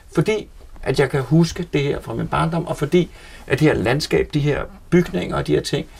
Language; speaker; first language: Danish; native; Danish